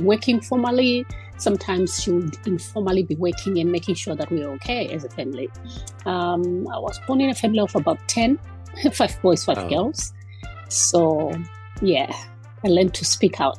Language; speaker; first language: English; non-native, local second language; Shona